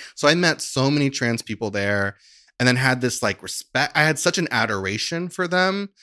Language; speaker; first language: English; native; English